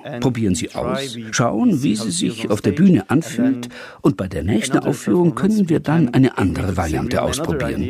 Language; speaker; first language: German; non-native, fluent; Turkish